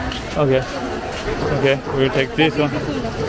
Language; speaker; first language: English; non-native, learner; Korean